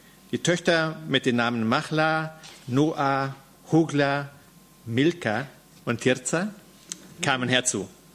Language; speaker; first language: German; native; German